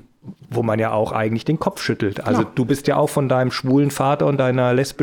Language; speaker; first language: German; native; German